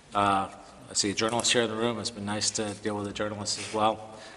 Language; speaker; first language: English; native; English